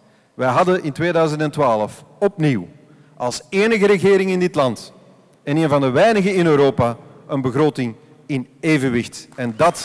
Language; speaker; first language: Dutch; native; Dutch